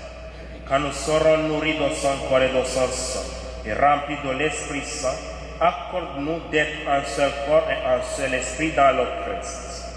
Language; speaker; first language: French; native; French